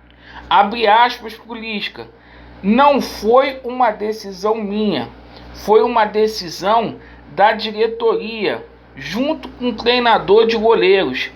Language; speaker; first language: Portuguese; native; Portuguese